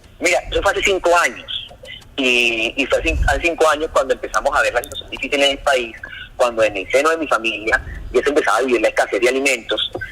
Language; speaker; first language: Spanish; native; Spanish